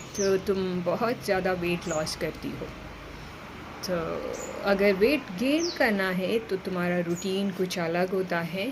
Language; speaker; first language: Hindi; native; Hindi